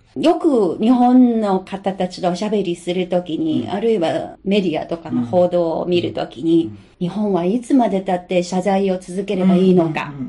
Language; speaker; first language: Japanese; non-native, fluent; Chinese